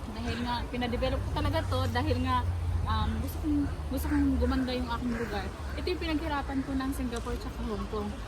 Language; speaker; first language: Filipino; native; Filipino